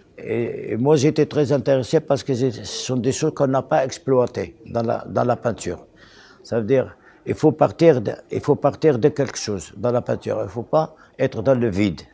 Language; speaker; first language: French; non-native, local second language; Arabic